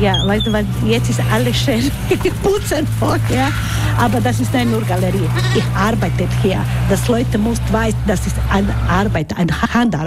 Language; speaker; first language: German; non-native, learner; Croatian